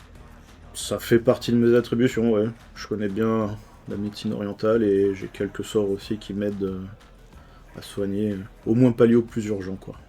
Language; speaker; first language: French; native; French